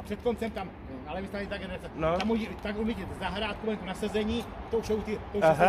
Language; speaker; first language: Czech; native; Czech